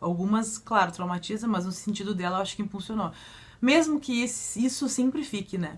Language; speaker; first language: Portuguese; native; Portuguese